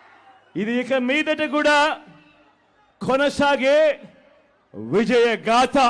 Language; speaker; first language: Telugu; native; Telugu